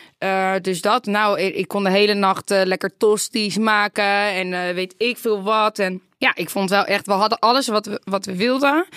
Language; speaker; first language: Dutch; native; Dutch